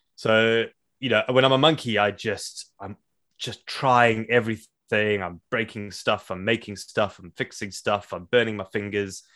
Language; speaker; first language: English; native; English